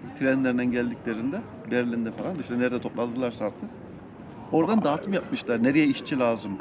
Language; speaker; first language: Turkish; early bilingual, heritage; Turkish